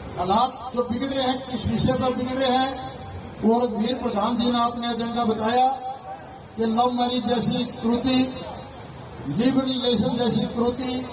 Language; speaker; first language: Hindi; native; Hindi